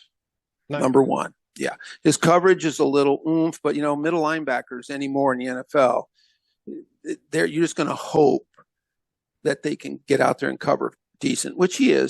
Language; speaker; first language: English; native; English